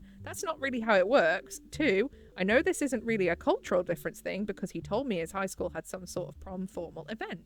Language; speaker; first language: English; native; English